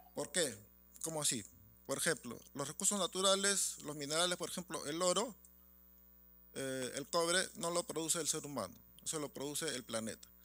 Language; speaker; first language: Spanish; native; Spanish